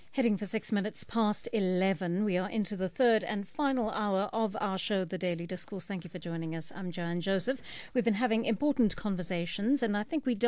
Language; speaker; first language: English; native; English